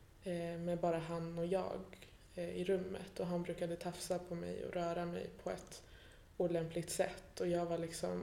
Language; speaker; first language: Swedish; early bilingual, other home language; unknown